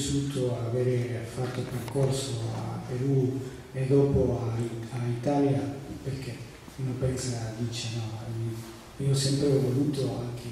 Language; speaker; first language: Italian; non-native, fluent; Spanish